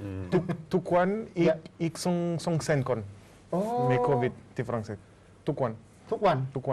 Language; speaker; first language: Thai; non-native, learner; French